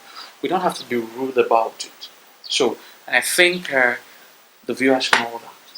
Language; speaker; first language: English; non-native, local second language; Bini